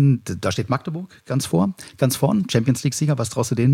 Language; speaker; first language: German; native; German